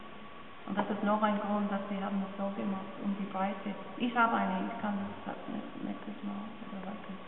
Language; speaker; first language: German; non-native, learner; English